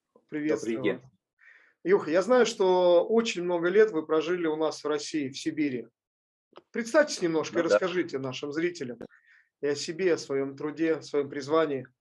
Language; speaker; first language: Russian; native; Russian